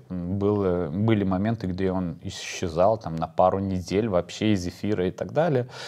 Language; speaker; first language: Russian; non-native, fluent; Lithuanian